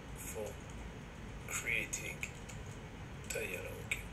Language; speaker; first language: English; non-native, fluent; French